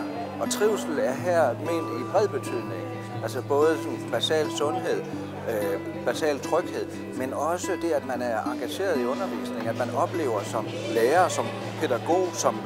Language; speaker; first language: Danish; native; Danish